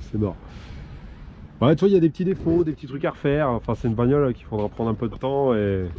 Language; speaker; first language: French; native; French